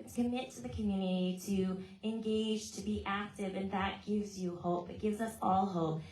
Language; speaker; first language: English; early bilingual, other home language; Vietnamese